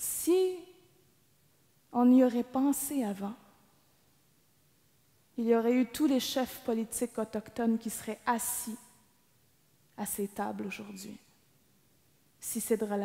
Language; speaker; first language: French; native; French